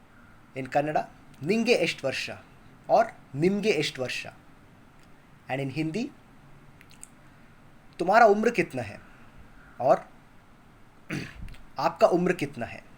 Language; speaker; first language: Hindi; non-native, local second language; Kannada